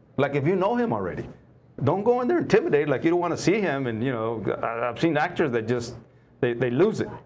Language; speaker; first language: English; native; English